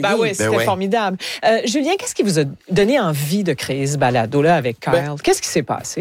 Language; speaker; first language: French; native; French